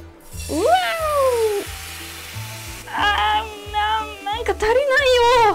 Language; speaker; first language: Japanese; non-native, fluent; Russian